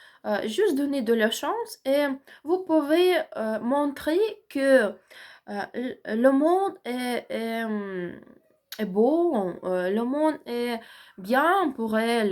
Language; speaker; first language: French; non-native, learner; Ukrainian